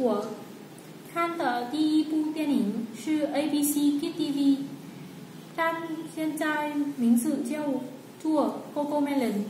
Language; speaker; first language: Chinese; non-native, learner; Vietnamese